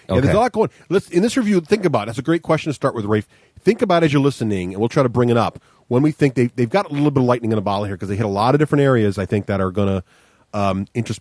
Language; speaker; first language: English; native; English